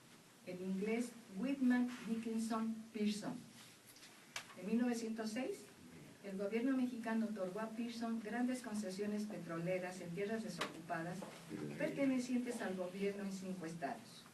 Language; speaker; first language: Spanish; native; Spanish